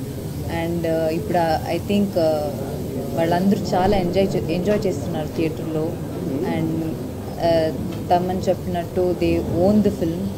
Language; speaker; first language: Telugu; non-native, learner; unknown